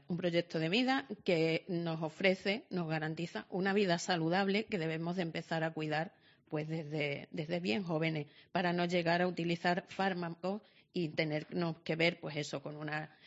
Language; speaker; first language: Spanish; native; Spanish